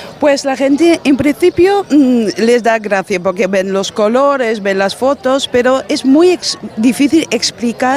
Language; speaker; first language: Spanish; non-native, fluent; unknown